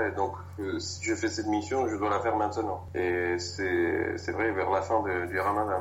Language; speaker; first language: French; non-native, fluent; Spanish